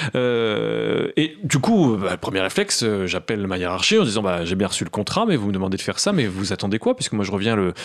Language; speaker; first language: French; native; French